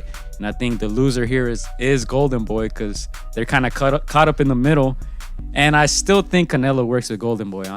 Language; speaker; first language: English; native; English